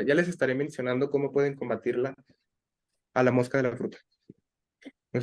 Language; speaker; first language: Spanish; native; Spanish